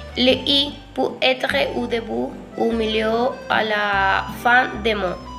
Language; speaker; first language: French; non-native, learner; Spanish